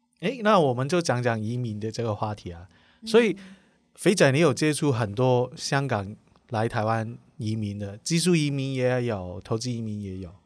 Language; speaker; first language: Chinese; non-native, local second language; Cantonese